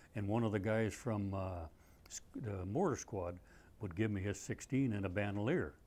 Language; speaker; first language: English; native; English